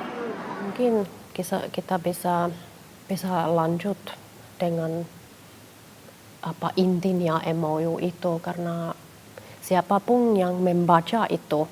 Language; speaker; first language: Indonesian; non-native, fluent; Finnish